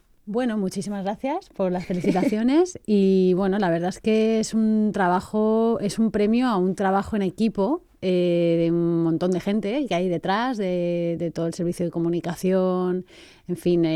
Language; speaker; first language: Spanish; native; Spanish